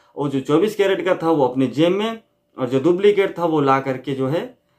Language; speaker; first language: Hindi; native; Hindi